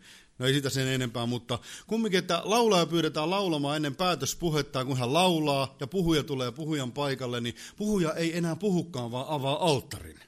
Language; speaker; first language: Finnish; native; Finnish